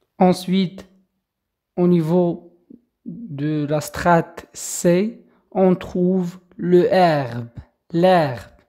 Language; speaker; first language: French; non-native, local second language; Arabic